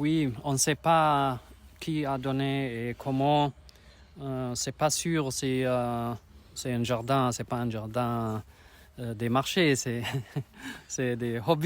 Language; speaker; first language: French; non-native, learner; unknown